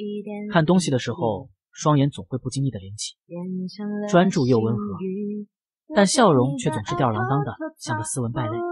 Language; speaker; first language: Chinese; native; Chinese